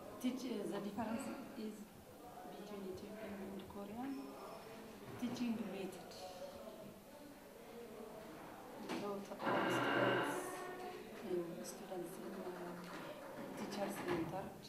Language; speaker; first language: English; non-native, learner; Amharic